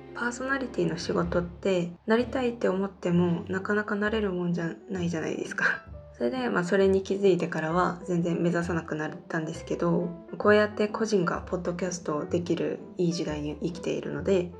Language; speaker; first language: Japanese; non-native, fluent; Korean